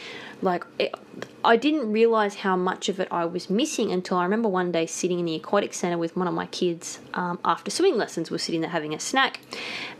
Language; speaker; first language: English; native; English